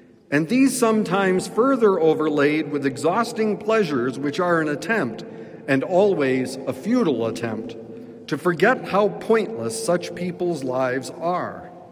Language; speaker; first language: English; native; English